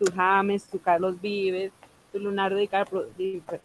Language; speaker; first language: English; non-native, local second language; Spanish